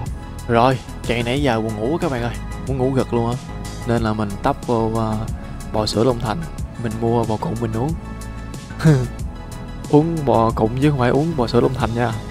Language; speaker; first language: Vietnamese; native; Vietnamese